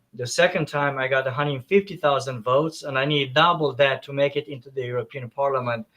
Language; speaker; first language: English; non-native, fluent; Romanian